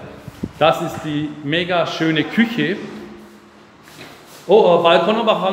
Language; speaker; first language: German; early bilingual, other home language; Turkish